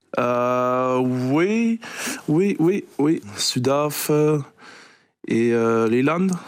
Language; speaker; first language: French; non-native, learner; English